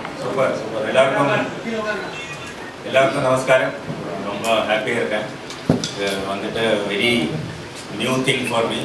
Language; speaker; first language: Tamil; non-native, learner; Malayalam